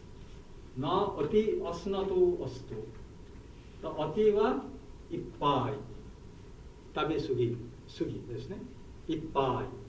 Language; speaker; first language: Japanese; non-native, learner; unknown